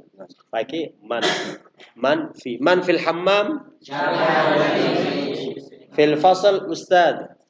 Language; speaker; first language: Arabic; non-native, fluent; Indonesian